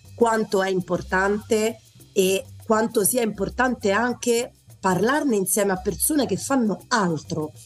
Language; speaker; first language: Italian; native; Italian